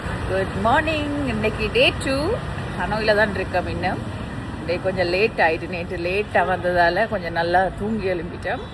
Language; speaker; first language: Tamil; native; Tamil